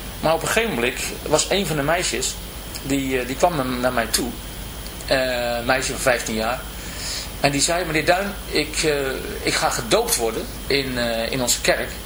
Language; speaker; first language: Dutch; native; Dutch